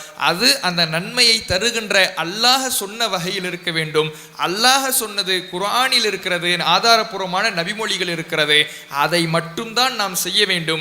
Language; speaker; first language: Tamil; native; Tamil